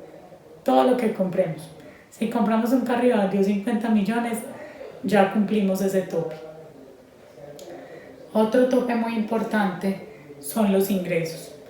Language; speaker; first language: Spanish; native; Spanish